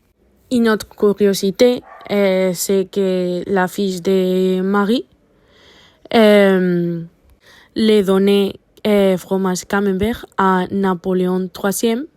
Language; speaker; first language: French; non-native, learner; Spanish